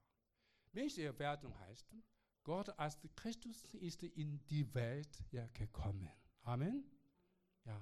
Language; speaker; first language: German; non-native, learner; Korean